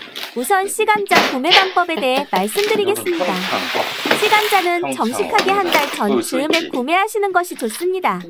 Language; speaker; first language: Korean; native; Korean